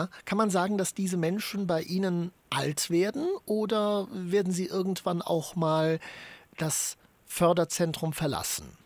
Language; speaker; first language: German; native; German